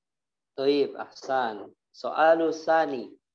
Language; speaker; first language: Arabic; non-native, fluent; Indonesian